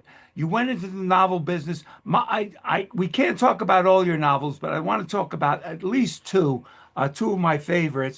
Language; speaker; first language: English; native; English